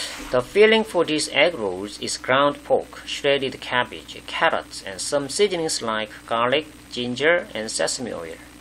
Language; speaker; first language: English; non-native, fluent; Korean